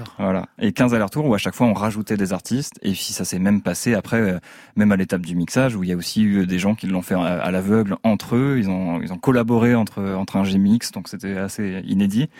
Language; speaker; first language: French; native; French